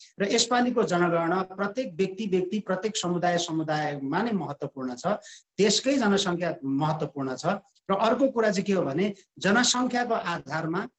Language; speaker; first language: Nepali; non-native, local second language; Sherpa